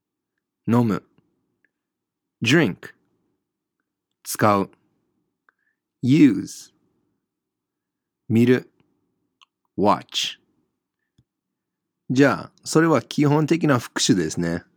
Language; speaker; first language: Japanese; non-native, fluent; English